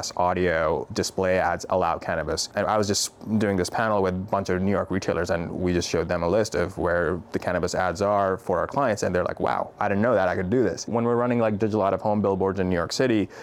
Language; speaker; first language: English; non-native, local second language; Urdu